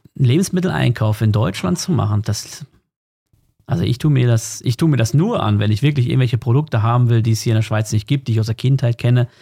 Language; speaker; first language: German; native; German